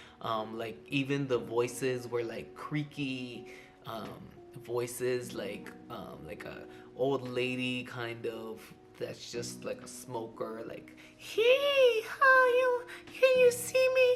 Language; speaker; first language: English; native; English